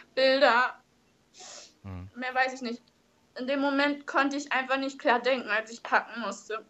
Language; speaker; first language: German; native; German